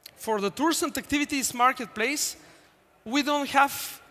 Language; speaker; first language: English; non-native, fluent; Bulgarian